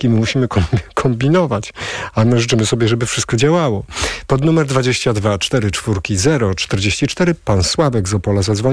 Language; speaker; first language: Polish; native; Polish